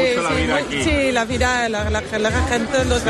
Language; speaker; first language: Spanish; non-native, learner; Dutch